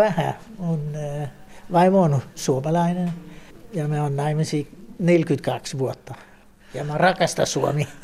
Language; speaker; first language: Finnish; non-native, learner; Danish